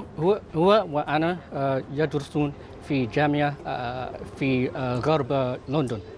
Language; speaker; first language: Arabic; non-native, learner; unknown